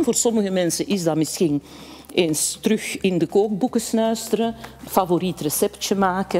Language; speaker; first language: Dutch; native; Dutch